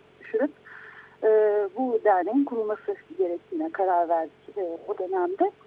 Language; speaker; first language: Turkish; native; Turkish